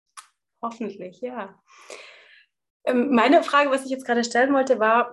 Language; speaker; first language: German; native; German